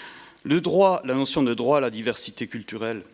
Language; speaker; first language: French; native; French